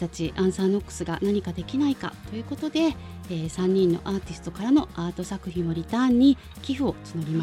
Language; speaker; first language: Japanese; native; Japanese